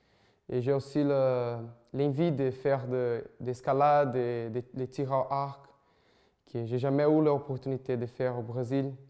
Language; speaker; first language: French; non-native, fluent; Portuguese